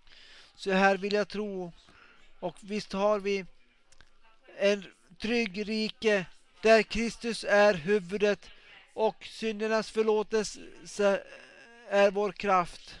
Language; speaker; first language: Swedish; non-native, local second language; Finnish